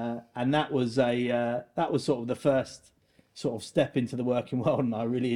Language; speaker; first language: English; native; English